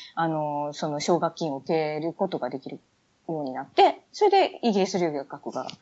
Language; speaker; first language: Japanese; native; Japanese